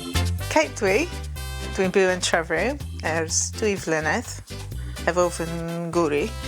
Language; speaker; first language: Welsh; non-native, local second language; English